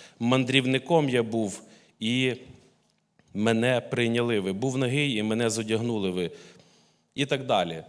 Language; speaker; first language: Ukrainian; native; Ukrainian